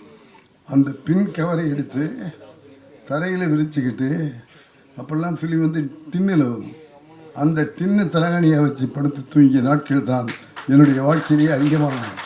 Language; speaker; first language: Tamil; native; Tamil